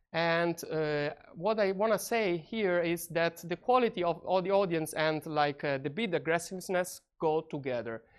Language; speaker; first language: English; non-native, fluent; Italian